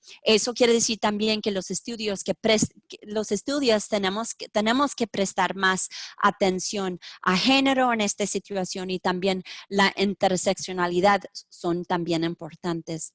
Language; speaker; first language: Spanish; early bilingual, heritage; Spanish